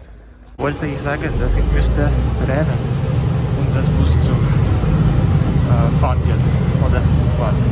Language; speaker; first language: German; non-native, learner; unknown